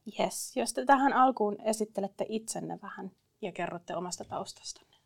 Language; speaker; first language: Finnish; native; Finnish